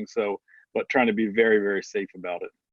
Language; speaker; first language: English; native; English